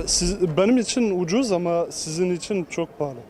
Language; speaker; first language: Turkish; early bilingual, heritage; Turkish